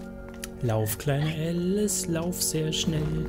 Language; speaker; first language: German; native; German